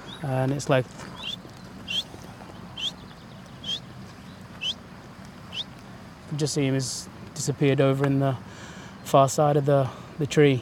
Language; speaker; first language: English; early bilingual, other home language; Arabic